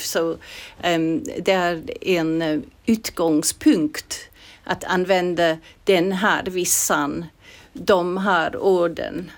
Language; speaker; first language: Swedish; non-native, fluent; English